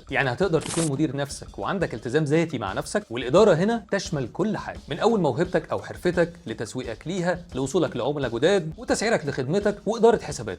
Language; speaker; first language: Arabic; native; Arabic